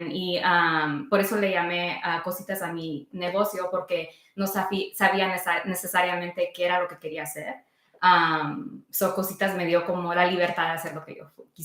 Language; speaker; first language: Spanish; early bilingual, heritage; Spanish